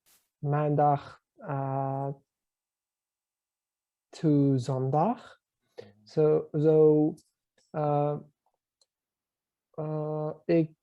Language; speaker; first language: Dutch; non-native, learner; Persian